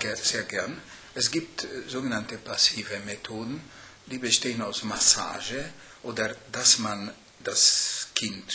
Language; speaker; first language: German; non-native, fluent; Hungarian